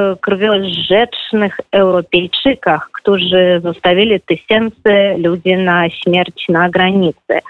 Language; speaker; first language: Polish; non-native, fluent; Belarusian